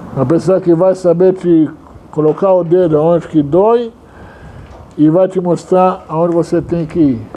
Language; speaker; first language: Portuguese; non-native, fluent; Hebrew